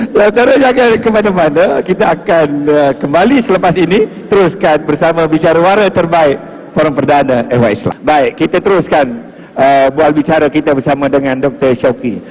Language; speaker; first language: Malay; native; Malay